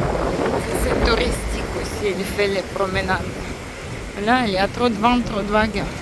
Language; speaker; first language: French; non-native, fluent; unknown